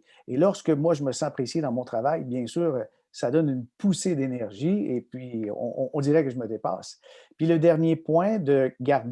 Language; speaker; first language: French; native; French